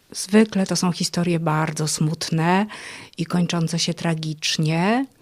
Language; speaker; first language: Polish; native; Polish